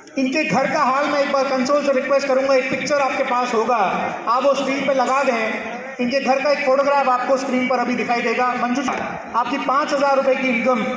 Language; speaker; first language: Hindi; non-native, local second language; Telugu